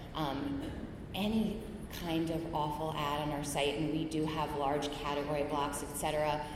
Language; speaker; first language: English; native; English